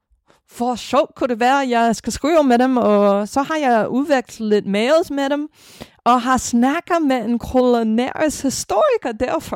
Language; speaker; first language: Danish; non-native, fluent; English